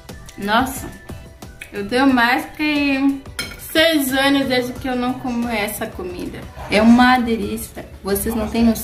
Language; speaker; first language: Portuguese; non-native, fluent; Haitian Creole